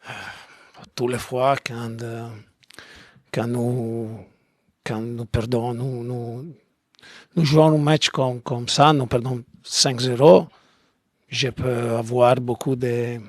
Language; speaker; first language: French; non-native, learner; Italian